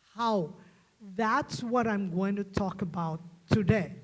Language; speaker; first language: English; non-native, local second language; Filipino